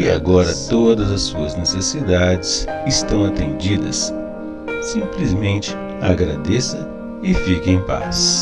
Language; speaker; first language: Portuguese; native; Portuguese